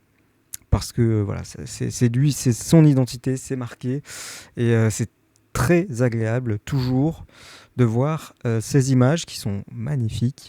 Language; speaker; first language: French; native; French